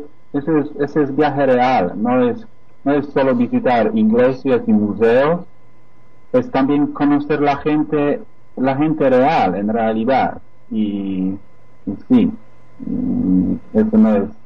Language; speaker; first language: Spanish; non-native, fluent; Polish